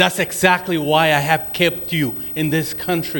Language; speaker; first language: English; non-native, fluent; Spanish